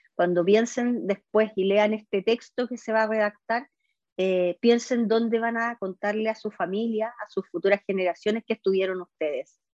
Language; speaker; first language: Spanish; native; Spanish